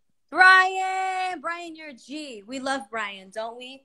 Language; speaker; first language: English; early bilingual, other home language; Spanish